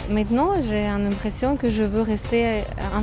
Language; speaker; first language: French; non-native, learner; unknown